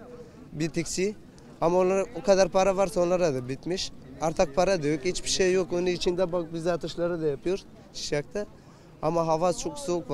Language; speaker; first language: Turkish; non-native, learner; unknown